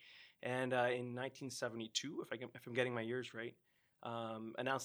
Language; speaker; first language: English; native; English